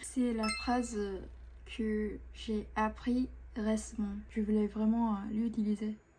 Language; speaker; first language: French; non-native, fluent; Japanese